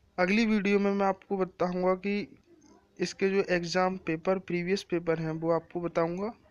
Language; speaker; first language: Hindi; native; Hindi